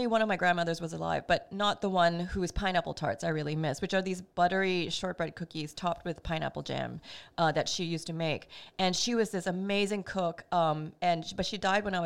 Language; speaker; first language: English; native; English